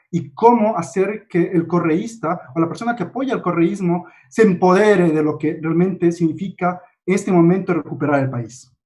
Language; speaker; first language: Spanish; native; Spanish